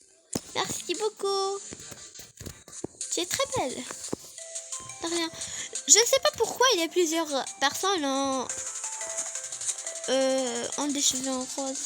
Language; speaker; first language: French; non-native, learner; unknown